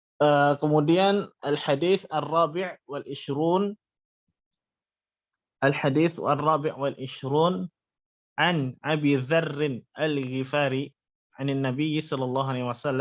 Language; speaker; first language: Arabic; non-native, fluent; Indonesian